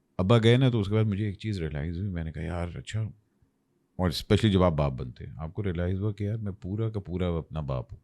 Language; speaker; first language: Urdu; non-native, local second language; Punjabi